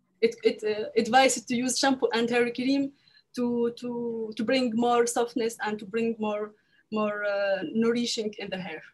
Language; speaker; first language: English; non-native, learner; French